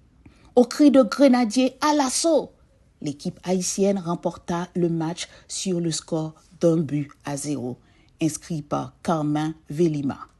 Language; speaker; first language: French; non-native, local second language; Haitian Creole